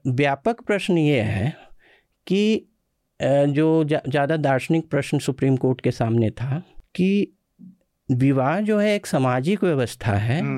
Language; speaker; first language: Hindi; native; Hindi